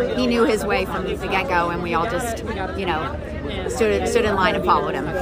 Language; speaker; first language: English; native; English